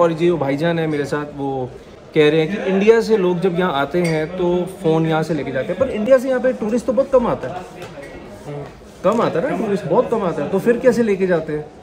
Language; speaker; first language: Hindi; native; Hindi